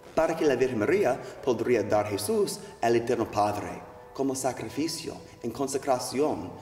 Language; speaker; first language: Spanish; non-native, learner; English